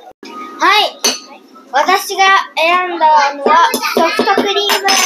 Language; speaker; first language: Japanese; early bilingual, heritage; Japanese